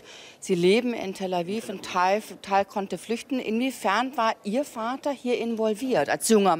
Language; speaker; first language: German; native; German